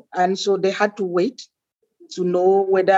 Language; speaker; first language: English; non-native, local second language; Igbo